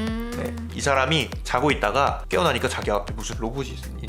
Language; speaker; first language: Korean; native; Korean